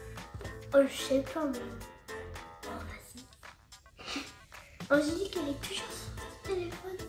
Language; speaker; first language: French; native; French